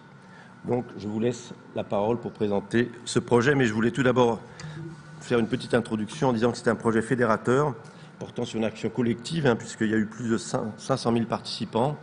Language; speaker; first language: French; native; French